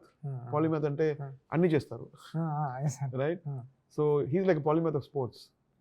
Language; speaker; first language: Telugu; non-native, learner; Tamil